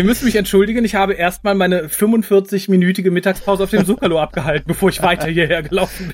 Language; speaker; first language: German; native; German